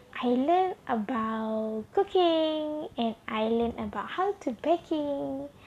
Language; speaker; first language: English; non-native, local second language; Malay